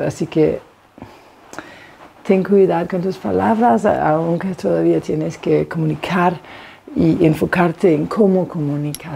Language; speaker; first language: Spanish; non-native, fluent; Danish